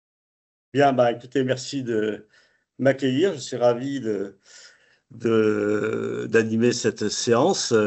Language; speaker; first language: French; native; French